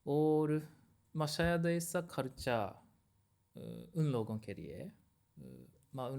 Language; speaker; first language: Hindi; non-native, learner; Japanese